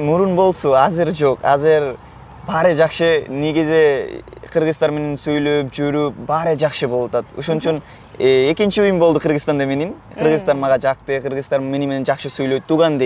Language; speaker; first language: Kyrgyz; non-native, learner; Bangla